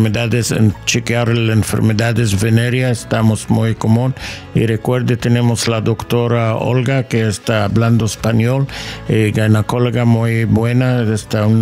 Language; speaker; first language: Spanish; non-native, learner; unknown